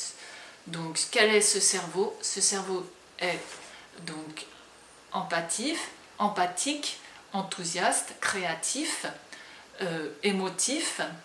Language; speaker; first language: French; native; French